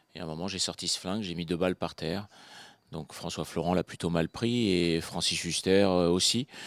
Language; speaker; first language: French; native; French